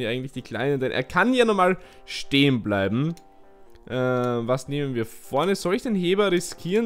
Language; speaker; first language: German; native; German